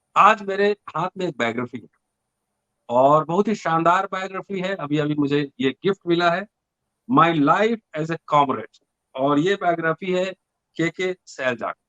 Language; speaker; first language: Hindi; native; Hindi